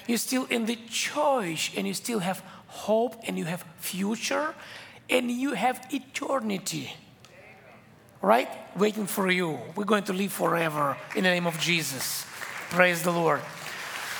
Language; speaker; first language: English; non-native, fluent; Hebrew